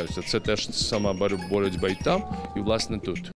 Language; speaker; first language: Ukrainian; non-native, learner; Georgian